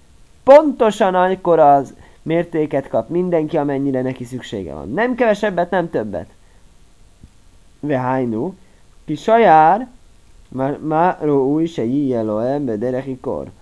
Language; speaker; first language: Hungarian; native; Hungarian